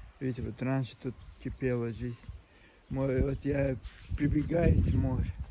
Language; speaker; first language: Russian; non-native, local second language; Chechen